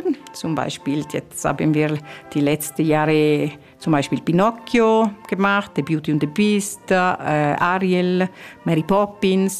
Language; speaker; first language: German; non-native, fluent; Italian